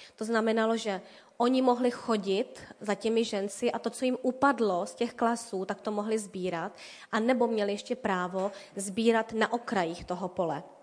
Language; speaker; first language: Czech; native; Czech